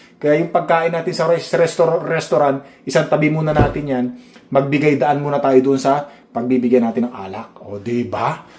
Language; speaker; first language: Filipino; native; Filipino